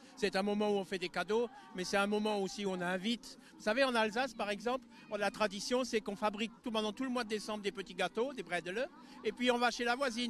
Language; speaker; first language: French; native; French